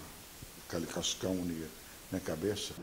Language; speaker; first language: Portuguese; non-native, local second language; Arabic